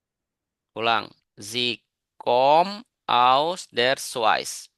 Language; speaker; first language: German; non-native, learner; Indonesian